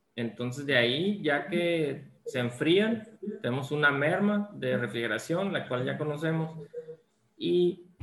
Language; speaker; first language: Spanish; native; Spanish